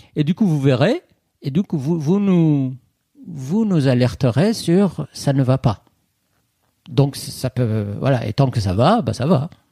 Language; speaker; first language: French; non-native, fluent; Persian